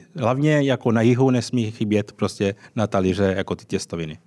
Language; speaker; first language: Czech; non-native, fluent; Italian